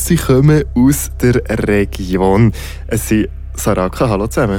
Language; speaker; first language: German; native; German